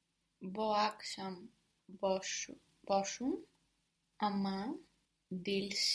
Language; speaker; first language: Turkish; non-native, learner; English